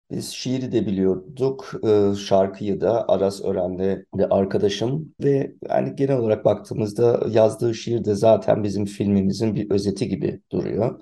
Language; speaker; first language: Turkish; early bilingual, heritage; Turkish